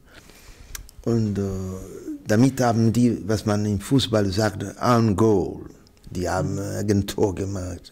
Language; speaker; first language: German; non-native, fluent; Arabic